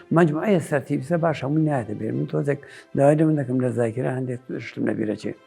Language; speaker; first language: Central Kurdish; native; Central Kurdish